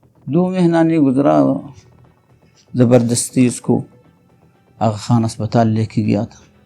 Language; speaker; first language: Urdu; non-native, local second language; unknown